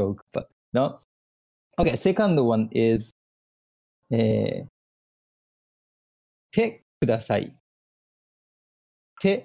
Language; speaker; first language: English; non-native, fluent; Japanese